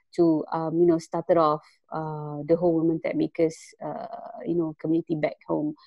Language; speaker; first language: English; non-native, local second language; Malay